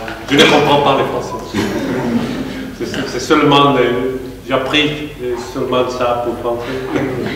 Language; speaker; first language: French; non-native, learner; Spanish